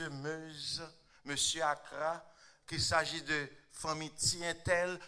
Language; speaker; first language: French; non-native, local second language; Haitian Creole